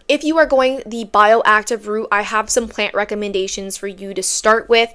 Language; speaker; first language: English; native; English